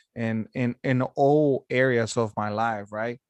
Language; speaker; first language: English; non-native, fluent; Spanish